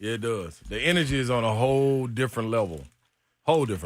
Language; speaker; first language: English; native; English